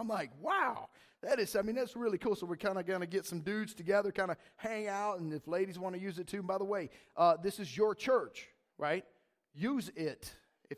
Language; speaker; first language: English; native; English